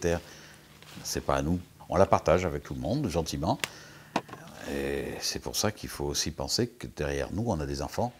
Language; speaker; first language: French; native; French